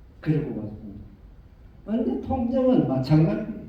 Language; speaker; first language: Korean; native; Korean